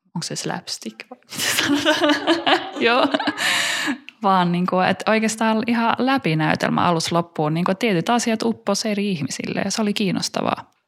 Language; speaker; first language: Finnish; early bilingual, heritage; Finnish